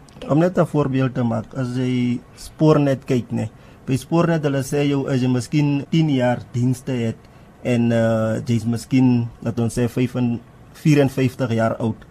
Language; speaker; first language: Afrikaans; non-native, local second language; Tswana